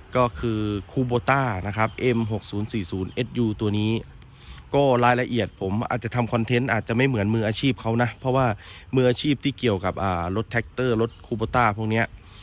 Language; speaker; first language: Thai; native; Thai